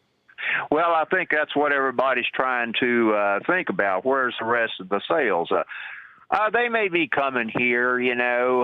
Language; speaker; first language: English; native; English